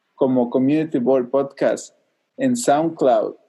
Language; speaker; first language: Spanish; native; Spanish